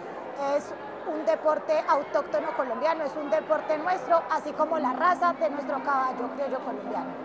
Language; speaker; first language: Spanish; native; Spanish